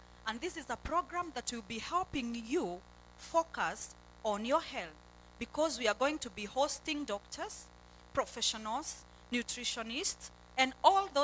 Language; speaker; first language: English; non-native, local second language; Swahili